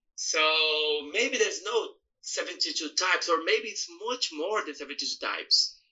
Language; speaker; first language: English; non-native, learner; Portuguese